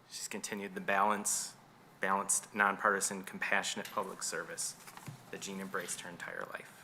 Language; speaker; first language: English; native; English